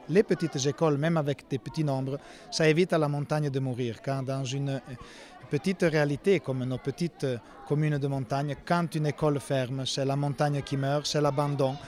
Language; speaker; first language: French; non-native, local second language; Italian